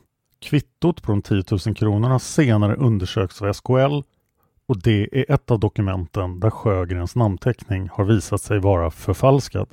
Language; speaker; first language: Swedish; native; Swedish